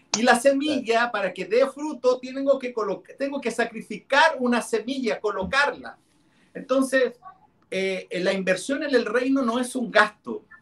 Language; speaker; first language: Spanish; non-native, local second language; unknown